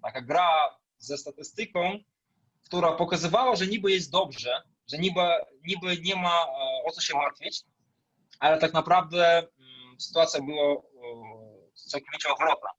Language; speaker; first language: Polish; non-native, fluent; Russian